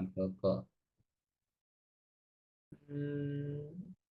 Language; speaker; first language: Chinese; non-native, learner; Indonesian